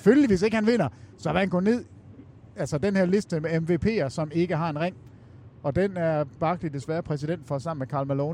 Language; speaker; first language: Danish; native; Danish